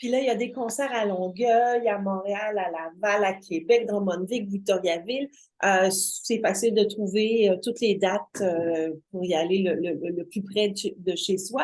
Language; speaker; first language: French; native; French